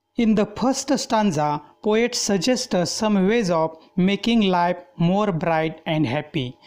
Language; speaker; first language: English; non-native, local second language; Marathi